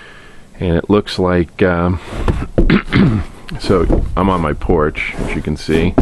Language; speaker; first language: English; native; English